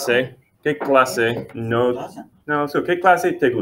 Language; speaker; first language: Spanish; non-native, fluent; English